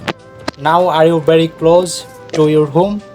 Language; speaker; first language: English; non-native, fluent; Bangla